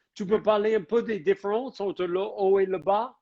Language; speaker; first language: French; non-native, fluent; English